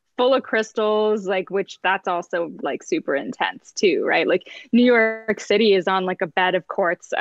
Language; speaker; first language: English; native; English